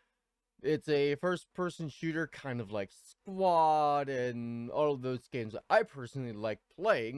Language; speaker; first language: English; native; English